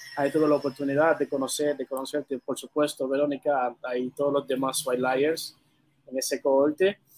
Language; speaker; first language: Spanish; non-native, fluent; Haitian Creole